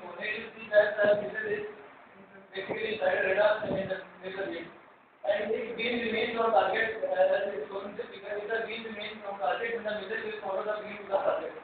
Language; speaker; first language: English; non-native, learner; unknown